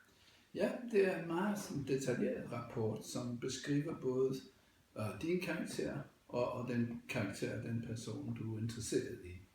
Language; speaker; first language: Danish; non-native, fluent; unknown